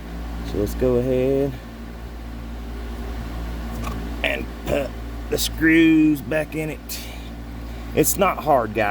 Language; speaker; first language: English; native; English